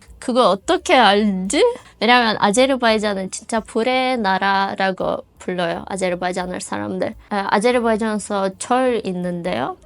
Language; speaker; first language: Korean; non-native, fluent; Azerbaijani